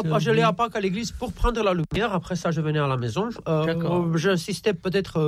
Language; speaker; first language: French; non-native, fluent; Romanian